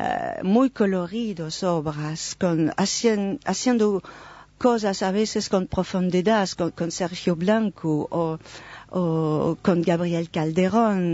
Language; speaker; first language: Spanish; non-native, fluent; French